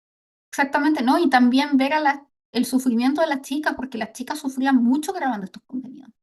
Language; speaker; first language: Spanish; native; Spanish